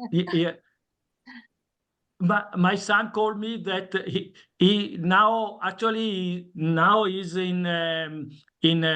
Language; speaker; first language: English; non-native, learner; Italian